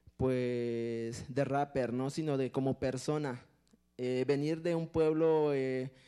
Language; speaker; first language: Spanish; non-native, local second language; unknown